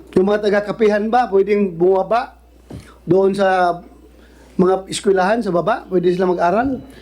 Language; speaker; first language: Filipino; non-native, local second language; Cebuano